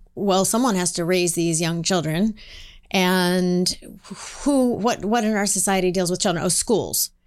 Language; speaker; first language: English; native; English